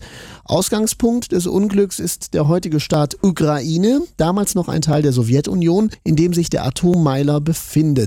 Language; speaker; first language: German; native; German